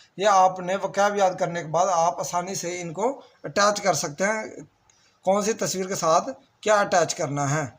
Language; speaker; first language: Urdu; native; Urdu